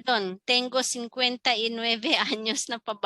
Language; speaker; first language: Spanish; non-native, fluent; Filipino